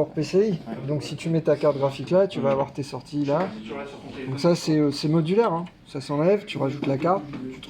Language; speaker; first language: French; native; French